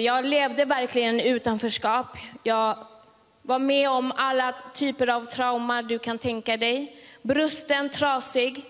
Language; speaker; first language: Swedish; early bilingual, other home language; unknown